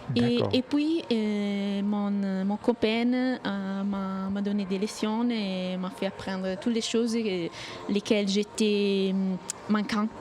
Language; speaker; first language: French; non-native, fluent; Italian